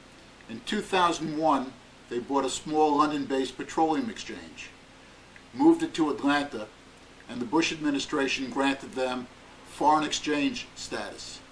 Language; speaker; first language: English; native; English